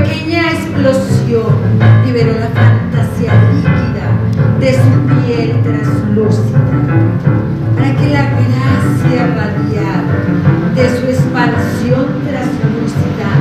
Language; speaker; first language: Spanish; native; Spanish